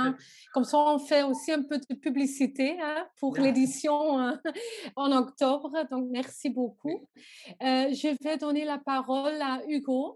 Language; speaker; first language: French; non-native, local second language; Dutch